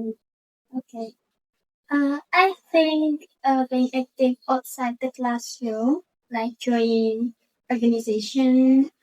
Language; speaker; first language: English; non-native, learner; Indonesian